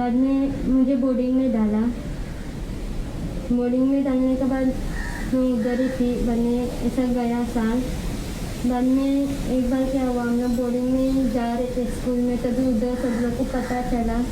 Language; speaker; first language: Hindi; non-native, local second language; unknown